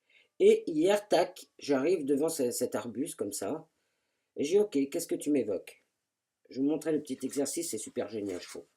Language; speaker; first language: French; native; French